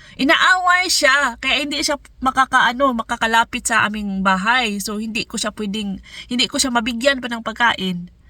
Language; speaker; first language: Filipino; non-native, local second language; Cebuano